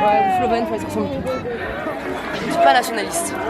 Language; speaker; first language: French; native; French